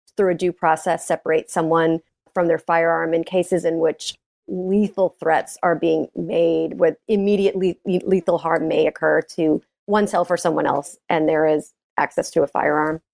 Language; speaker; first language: English; native; English